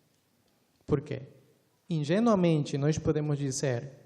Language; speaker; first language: Portuguese; non-native, fluent; Spanish